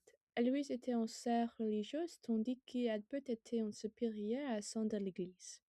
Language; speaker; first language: French; non-native, learner; English